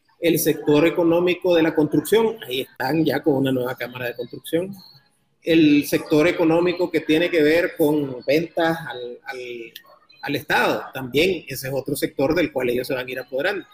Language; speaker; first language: Spanish; native; Spanish